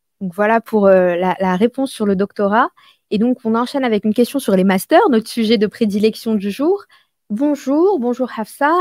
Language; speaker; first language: French; non-native, local second language; Arabic